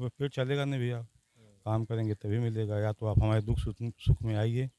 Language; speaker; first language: Hindi; native; Hindi